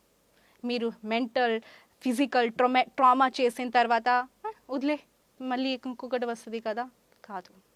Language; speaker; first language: Telugu; non-native, fluent; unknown